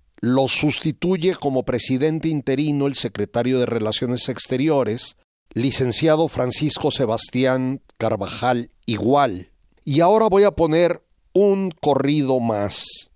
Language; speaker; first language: Spanish; native; Spanish